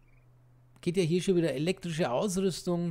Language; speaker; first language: German; native; German